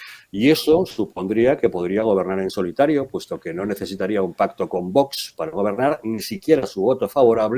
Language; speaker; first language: Spanish; native; Spanish